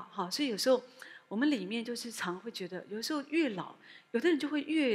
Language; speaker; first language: Chinese; native; Chinese